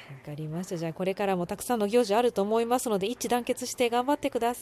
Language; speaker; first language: Japanese; native; Japanese